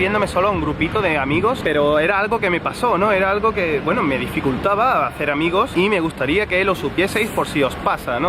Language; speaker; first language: Spanish; native; Spanish